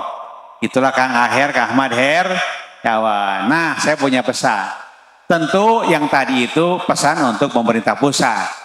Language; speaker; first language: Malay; non-native, local second language; Sundanese